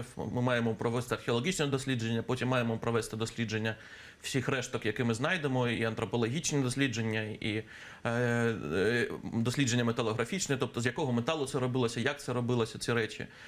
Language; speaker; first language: Ukrainian; native; Ukrainian